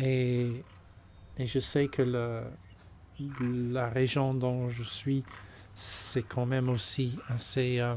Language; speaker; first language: French; non-native, fluent; English